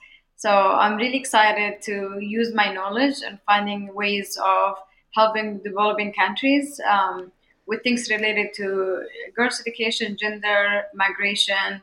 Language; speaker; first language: English; non-native, fluent; Arabic